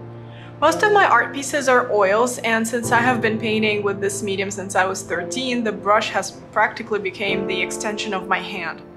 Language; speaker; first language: English; non-native, fluent; Russian